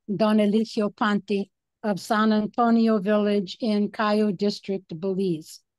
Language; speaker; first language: English; native; English